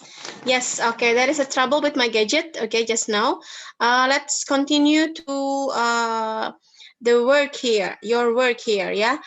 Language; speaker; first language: English; non-native, fluent; Indonesian